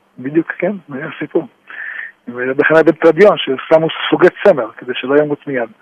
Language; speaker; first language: Hebrew; native; Hebrew